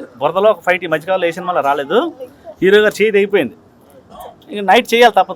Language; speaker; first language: Telugu; native; Telugu